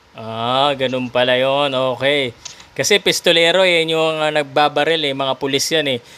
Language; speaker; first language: Filipino; native; Filipino